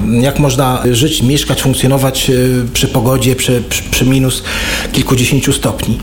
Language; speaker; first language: Polish; non-native, fluent; Arabic